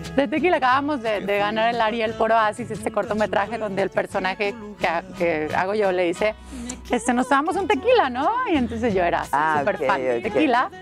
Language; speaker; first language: Spanish; native; Spanish